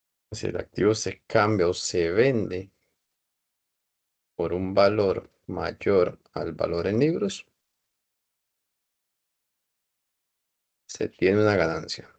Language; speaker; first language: Spanish; native; Spanish